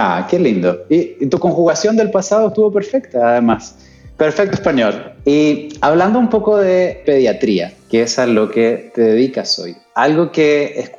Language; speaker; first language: Spanish; native; Spanish